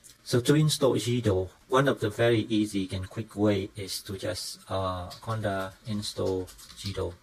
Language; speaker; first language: English; non-native, fluent; Vietnamese